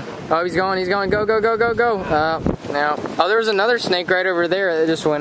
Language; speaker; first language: English; native; English